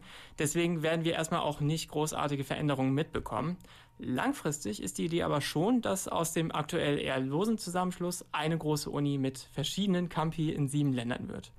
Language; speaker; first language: German; native; German